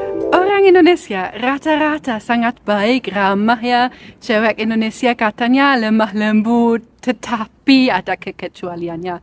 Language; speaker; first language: Indonesian; non-native, fluent; German